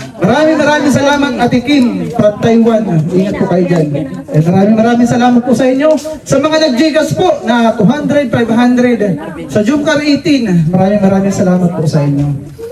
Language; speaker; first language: Filipino; non-native, local second language; Waray